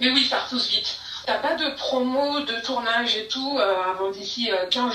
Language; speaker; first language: French; native; French